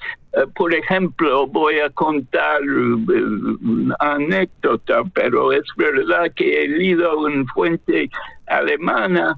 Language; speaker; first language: Spanish; non-native, fluent; English